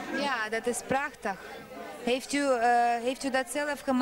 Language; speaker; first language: Dutch; non-native, fluent; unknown